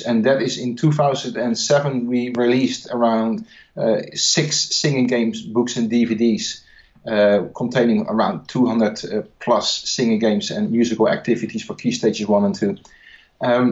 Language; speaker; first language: English; non-native, fluent; Dutch